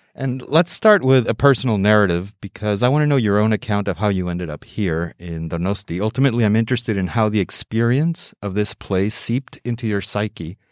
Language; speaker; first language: English; early bilingual, heritage; English